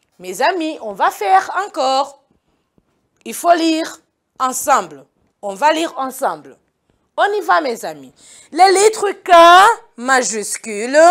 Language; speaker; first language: French; non-native, local second language; Kinyarwanda